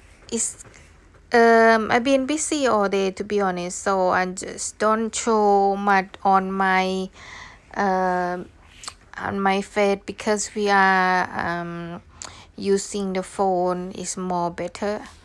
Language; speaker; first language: English; non-native, learner; Thai